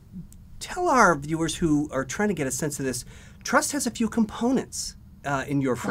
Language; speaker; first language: English; native; English